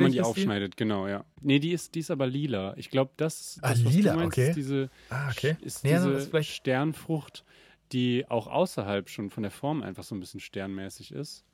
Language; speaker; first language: German; native; German